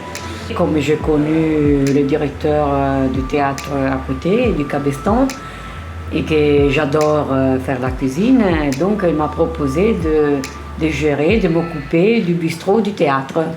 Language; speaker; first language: French; non-native, fluent; Italian